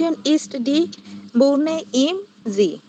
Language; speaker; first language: German; non-native, learner; Bangla